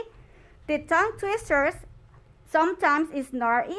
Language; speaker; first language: English; non-native, fluent; Spanish